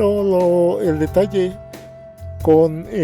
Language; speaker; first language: Spanish; native; Spanish